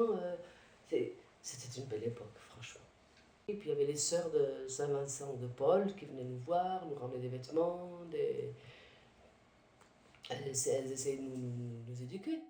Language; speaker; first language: French; early bilingual, other home language; Arabic